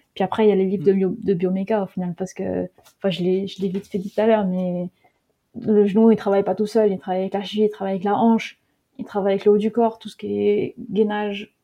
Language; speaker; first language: French; early bilingual, heritage; Dutch